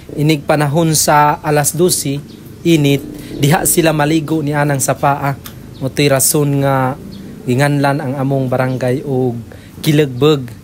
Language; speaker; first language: Cebuano; non-native, local second language; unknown